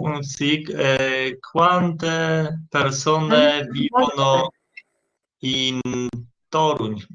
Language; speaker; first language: Italian; non-native, learner; Polish